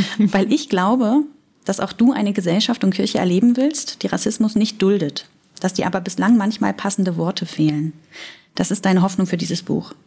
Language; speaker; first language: German; native; German